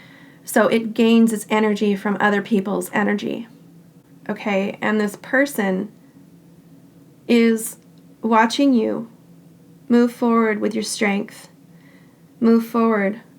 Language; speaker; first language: English; native; English